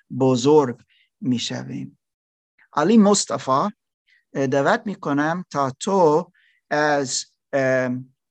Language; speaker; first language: Persian; non-native, learner; German